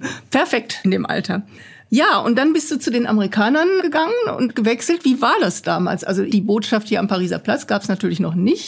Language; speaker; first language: German; native; German